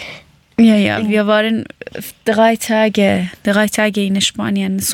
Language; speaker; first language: German; non-native, fluent; Persian